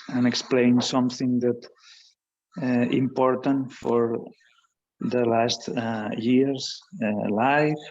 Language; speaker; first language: English; non-native, learner; Spanish